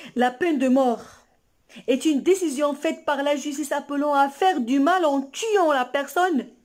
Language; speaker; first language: French; non-native, local second language; Arabic